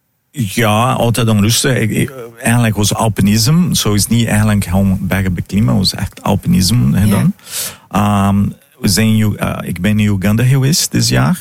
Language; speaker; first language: Dutch; non-native, fluent; Portuguese